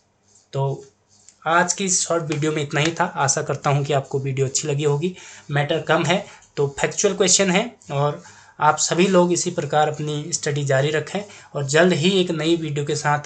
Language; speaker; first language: Hindi; native; Hindi